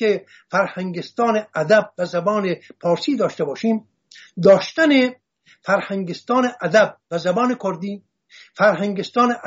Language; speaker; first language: Persian; non-native, local second language; Assyrian Neo-Aramaic